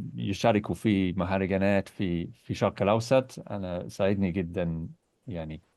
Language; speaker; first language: Arabic; non-native, learner; English